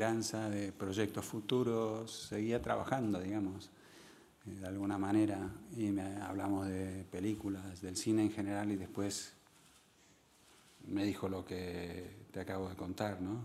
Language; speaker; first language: Spanish; early bilingual, other home language; English